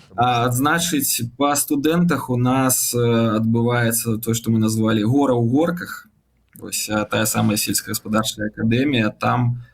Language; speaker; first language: Belarusian; native; Belarusian